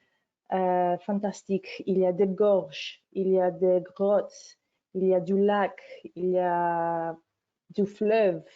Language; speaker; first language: French; non-native, fluent; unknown